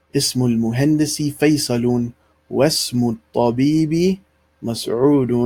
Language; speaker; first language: Arabic; non-native, fluent; English